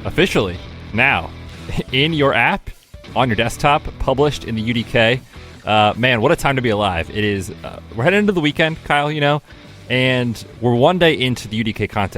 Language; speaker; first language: English; native; English